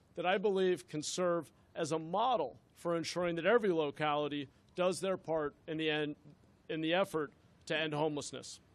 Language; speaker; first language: English; native; English